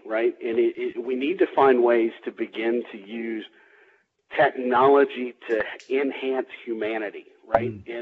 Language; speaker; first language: English; native; English